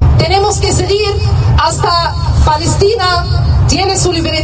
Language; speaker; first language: Spanish; non-native, learner; Arabic